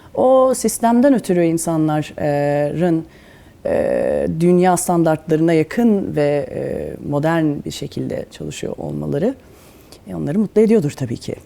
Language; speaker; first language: Turkish; native; Turkish